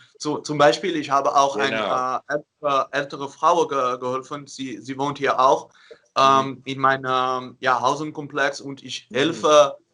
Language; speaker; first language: German; non-native, learner; Dutch